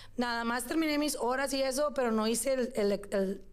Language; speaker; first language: Spanish; early bilingual, other home language; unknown